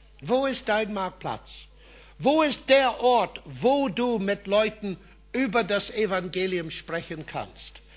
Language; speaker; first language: German; non-native, fluent; English